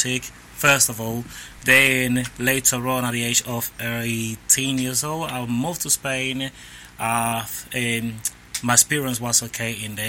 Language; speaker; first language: English; non-native, learner; Spanish